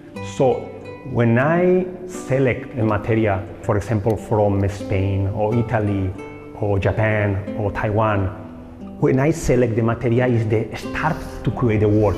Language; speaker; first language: English; non-native, learner; Spanish